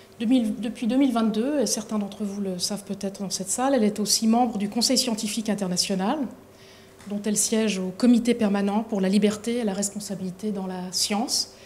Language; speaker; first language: French; native; French